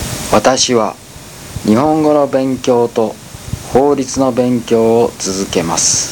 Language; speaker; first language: Japanese; non-native, learner; Spanish